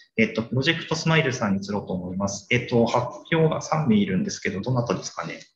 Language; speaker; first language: Japanese; native; Japanese